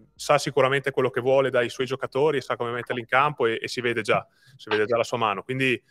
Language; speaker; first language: Italian; native; Italian